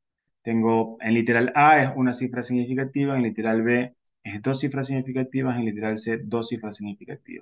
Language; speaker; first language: Spanish; native; Spanish